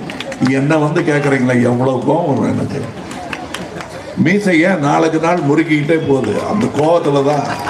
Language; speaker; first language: Tamil; native; Tamil